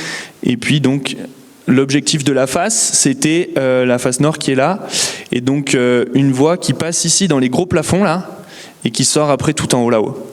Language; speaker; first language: French; native; French